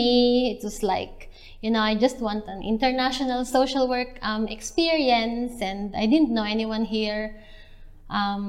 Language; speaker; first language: English; non-native, local second language; Filipino